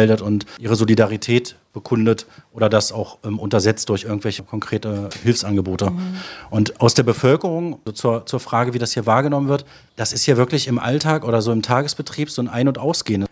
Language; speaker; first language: German; native; German